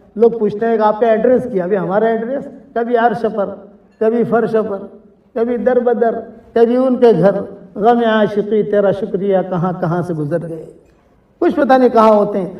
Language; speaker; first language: Urdu; native; Urdu